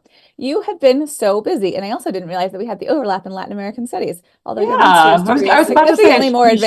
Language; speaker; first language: English; native; English